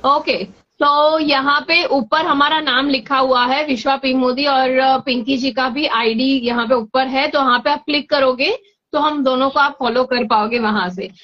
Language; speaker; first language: Hindi; non-native, local second language; Gujarati